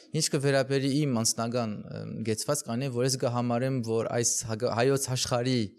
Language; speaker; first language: Armenian; early bilingual, heritage; Armenian